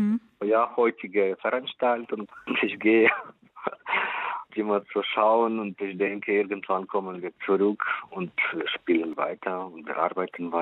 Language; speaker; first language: German; non-native, fluent; Ukrainian